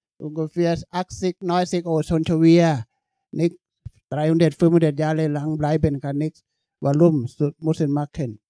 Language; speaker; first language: German; non-native, learner; Thai